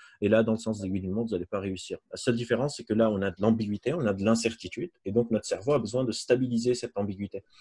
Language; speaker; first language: French; non-native, local second language; Arabic